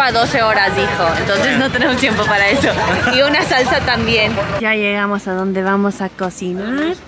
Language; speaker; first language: Spanish; non-native, fluent; English